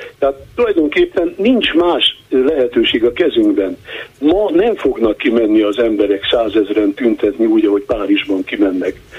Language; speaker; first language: Hungarian; native; Hungarian